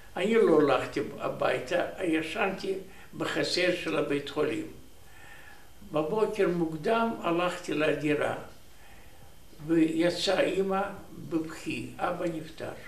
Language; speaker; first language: Hebrew; non-native, learner; Romanian